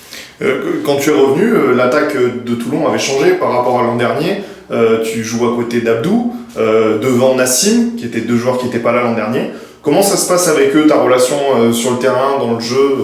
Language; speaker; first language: French; native; French